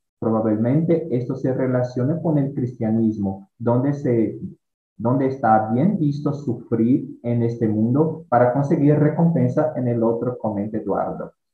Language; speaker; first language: Spanish; non-native, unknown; Portuguese